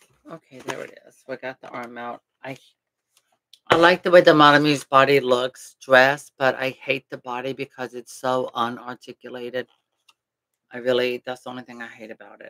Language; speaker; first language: English; early bilingual, other home language; Spanish